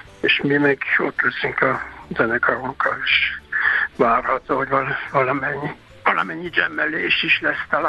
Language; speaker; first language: Hungarian; non-native, fluent; German